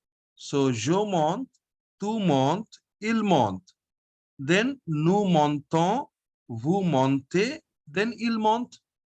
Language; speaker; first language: French; non-native, fluent; Bangla